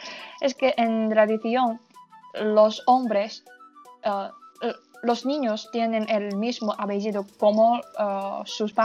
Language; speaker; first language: Spanish; non-native, learner; Chinese